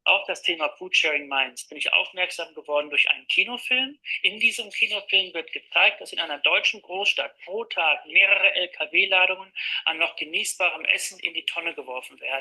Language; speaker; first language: German; native; German